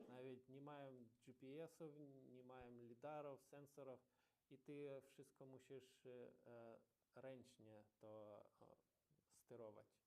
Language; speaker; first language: Polish; non-native, learner; Ukrainian